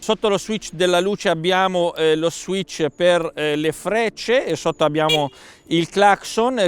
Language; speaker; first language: Italian; native; Italian